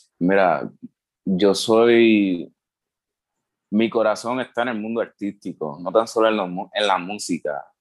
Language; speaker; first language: Spanish; native; Spanish